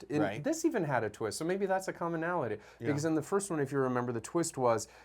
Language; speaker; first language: English; native; English